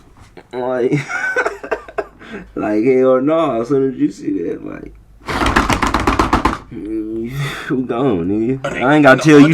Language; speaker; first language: English; native; English